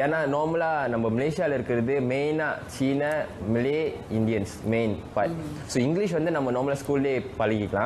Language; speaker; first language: Tamil; non-native, local second language; Malay